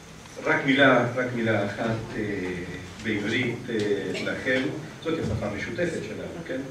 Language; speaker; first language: Hebrew; non-native, fluent; Spanish